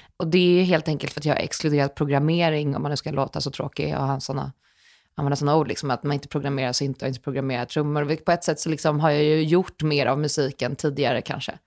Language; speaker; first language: Swedish; native; Swedish